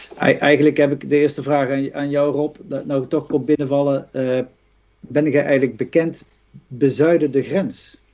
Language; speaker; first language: Dutch; native; Dutch